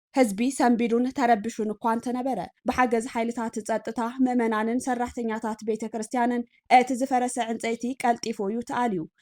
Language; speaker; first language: Tigrinya; native; Tigrinya